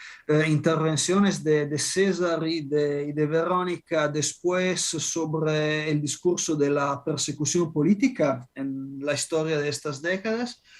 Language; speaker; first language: Spanish; non-native, fluent; Italian